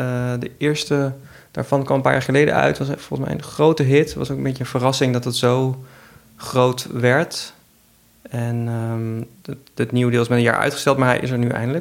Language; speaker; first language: Dutch; native; Dutch